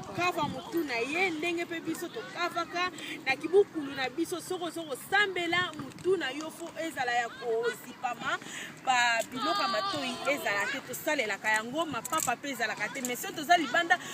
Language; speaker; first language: Lingala; non-native, local second language; Kongo